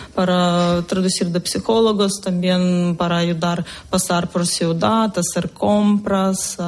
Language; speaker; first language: Spanish; non-native, learner; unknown